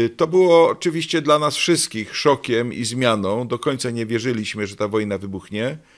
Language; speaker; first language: Polish; native; Polish